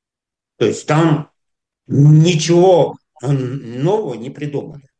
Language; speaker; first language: Russian; non-native, fluent; Azerbaijani